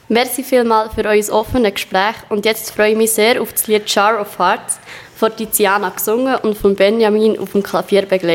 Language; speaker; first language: German; native; German